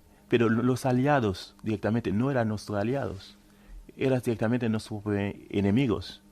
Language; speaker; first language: Spanish; non-native, fluent; Haitian Creole